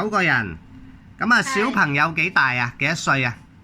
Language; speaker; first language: Cantonese; native; Cantonese